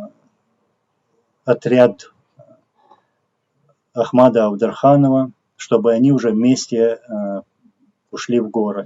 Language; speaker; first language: Russian; non-native, local second language; Chechen